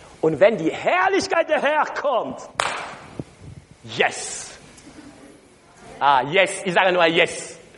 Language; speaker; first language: German; non-native, learner; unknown